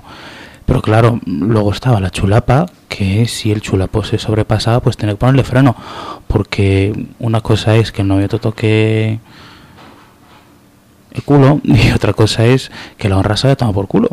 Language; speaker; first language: Spanish; native; Spanish